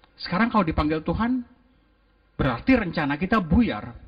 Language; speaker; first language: Indonesian; native; Indonesian